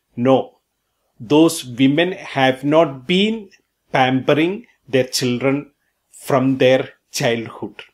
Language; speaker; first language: English; non-native, local second language; Malayalam